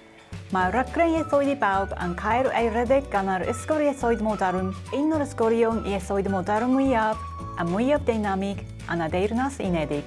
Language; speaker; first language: Welsh; non-native, learner; Japanese